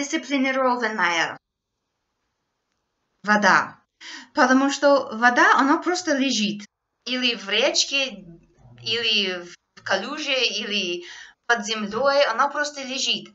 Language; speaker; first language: Russian; non-native, fluent; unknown